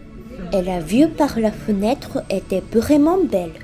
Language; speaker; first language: French; non-native, fluent; Japanese